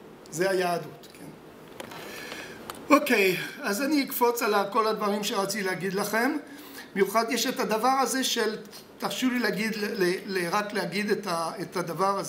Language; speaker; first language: Hebrew; non-native, fluent; French